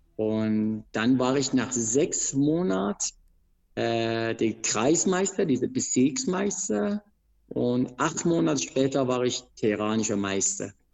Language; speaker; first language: German; non-native, fluent; Persian